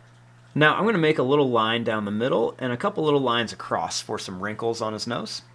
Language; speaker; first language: English; native; English